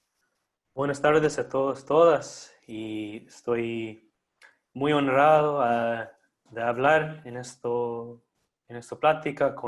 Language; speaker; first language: Spanish; non-native, fluent; English